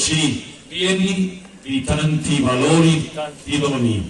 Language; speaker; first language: Italian; non-native, fluent; Spanish